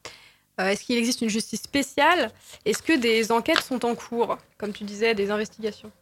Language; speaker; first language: French; native; French